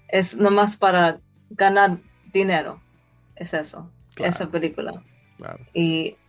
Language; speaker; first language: Spanish; early bilingual, heritage; Spanish